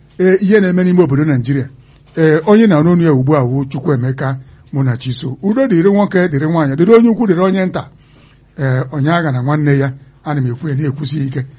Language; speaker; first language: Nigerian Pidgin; non-native, local second language; Igbo